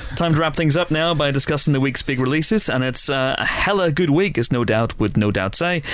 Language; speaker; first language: English; native; English